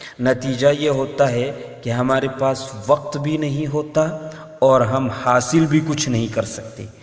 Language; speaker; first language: Urdu; native; Urdu